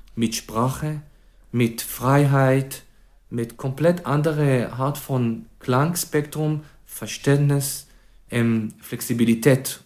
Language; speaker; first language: German; non-native, fluent; Hebrew